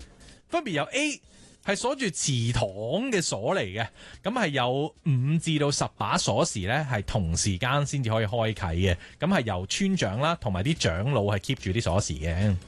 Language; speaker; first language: Cantonese; native; Cantonese